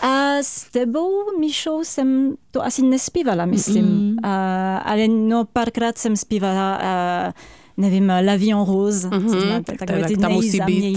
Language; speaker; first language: Czech; non-native, fluent; French